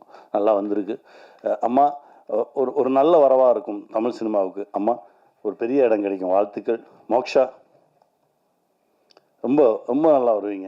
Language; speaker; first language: Tamil; native; Tamil